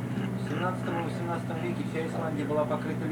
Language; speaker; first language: Russian; native; Russian